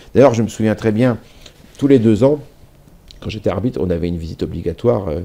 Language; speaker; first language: French; native; French